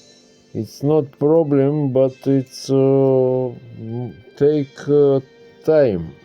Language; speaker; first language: English; non-native, learner; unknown